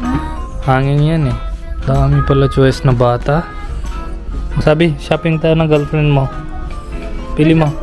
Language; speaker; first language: Filipino; non-native, learner; Hindi